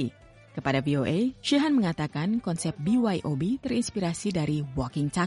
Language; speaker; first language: Indonesian; native; Indonesian